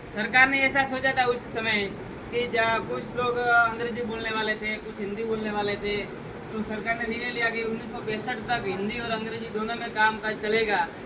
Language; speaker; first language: Hindi; non-native, local second language; Gujarati